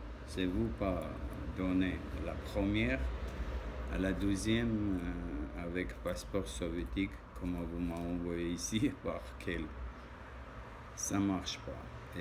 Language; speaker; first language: French; non-native, learner; Armenian